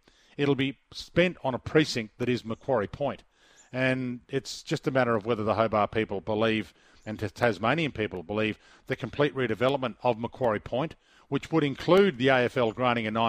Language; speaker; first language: English; native; English